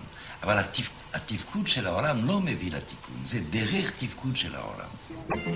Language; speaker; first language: Hebrew; non-native, fluent; French